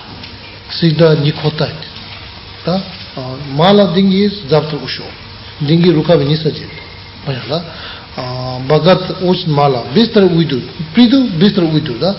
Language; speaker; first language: Russian; non-native, learner; Tibetan